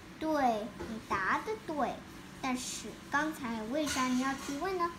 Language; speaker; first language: Chinese; early bilingual, heritage; Chinese